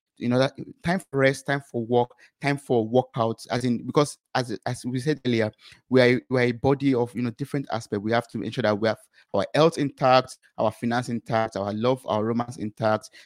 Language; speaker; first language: English; non-native, local second language; Yoruba